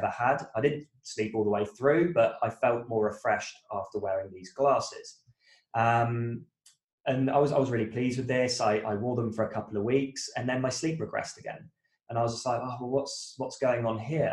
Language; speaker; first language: English; native; English